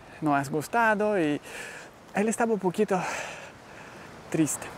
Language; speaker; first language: Spanish; non-native, learner; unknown